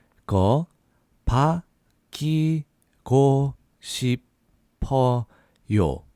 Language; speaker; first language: Korean; non-native, fluent; English